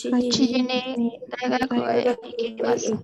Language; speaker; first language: Japanese; non-native, learner; Spanish